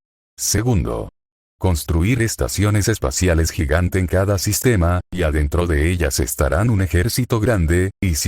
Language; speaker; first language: Spanish; native; Spanish